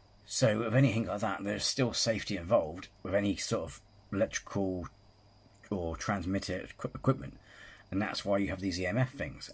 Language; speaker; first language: English; native; English